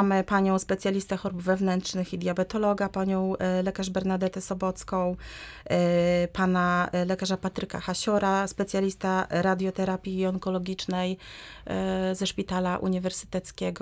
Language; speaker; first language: Polish; native; Polish